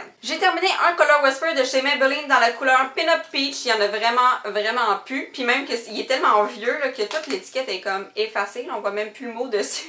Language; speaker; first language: French; native; French